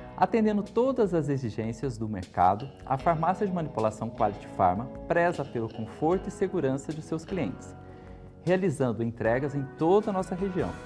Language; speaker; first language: Portuguese; native; Portuguese